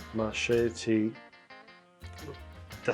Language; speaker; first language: Welsh; non-native, learner; English